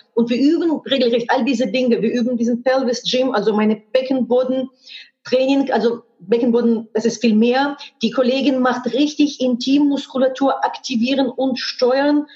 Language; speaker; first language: German; non-native, fluent; Russian